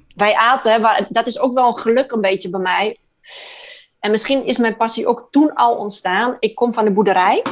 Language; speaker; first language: Dutch; non-native, fluent; Polish